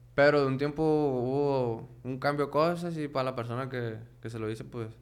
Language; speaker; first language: Spanish; native; Spanish